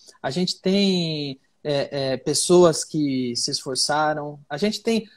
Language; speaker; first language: Portuguese; native; Portuguese